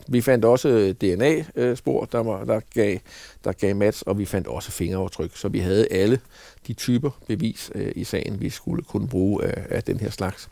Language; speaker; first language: Danish; native; Danish